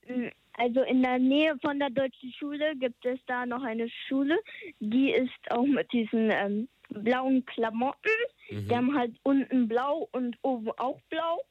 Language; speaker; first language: German; early bilingual, heritage; German